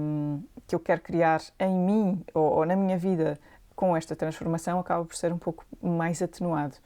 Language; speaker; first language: Portuguese; native; Portuguese